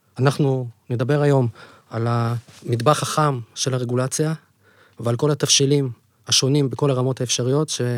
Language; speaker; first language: Hebrew; native; Hebrew